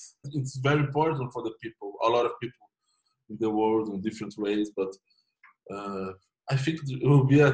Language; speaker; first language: English; non-native, fluent; Portuguese